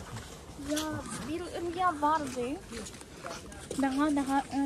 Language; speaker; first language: Turkish; non-native, learner; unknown